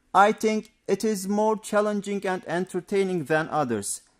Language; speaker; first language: English; non-native, fluent; Turkish